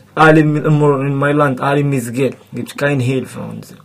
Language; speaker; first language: German; non-native, learner; Arabic